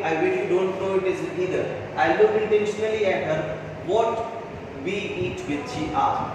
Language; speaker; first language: English; non-native, local second language; Hindi